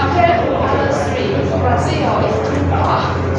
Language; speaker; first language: English; non-native, learner; Chinese